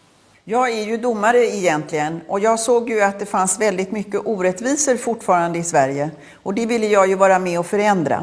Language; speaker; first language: Swedish; native; Swedish